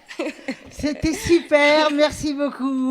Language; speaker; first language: French; native; French